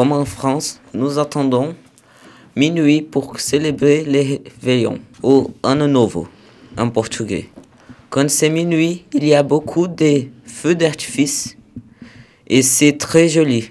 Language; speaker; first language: French; non-native, learner; Portuguese